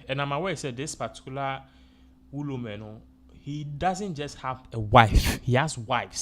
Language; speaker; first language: English; non-native, local second language; Akan